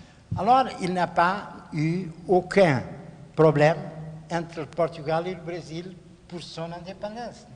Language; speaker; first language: French; non-native, fluent; Portuguese